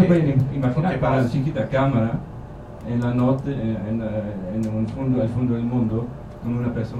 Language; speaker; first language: Spanish; non-native, learner; German